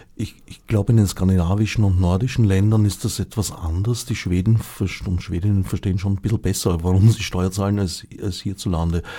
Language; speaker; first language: German; native; German